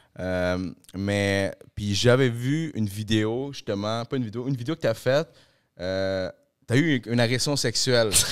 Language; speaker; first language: French; early bilingual, other home language; Spanish